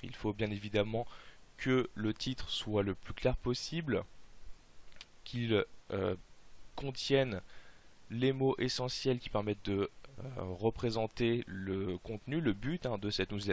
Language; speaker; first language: French; native; French